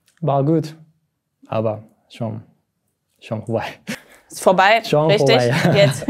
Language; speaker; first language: German; non-native, learner; Japanese